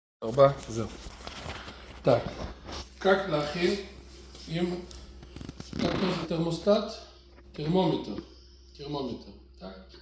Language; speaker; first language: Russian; early bilingual, heritage; Russian